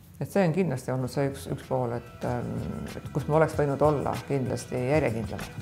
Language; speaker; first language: Estonian; native; Estonian